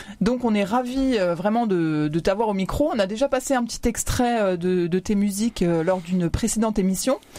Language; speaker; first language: French; native; French